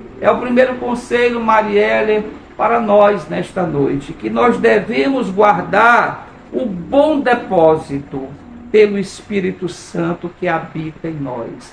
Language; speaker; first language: Portuguese; native; Portuguese